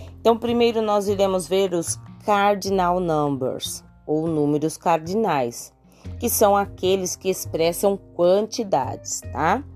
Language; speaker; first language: Portuguese; native; Portuguese